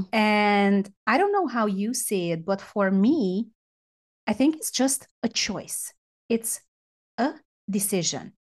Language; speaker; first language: English; non-native, fluent; Romanian